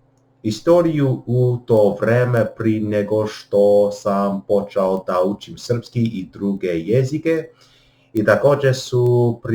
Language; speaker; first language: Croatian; non-native, learner; English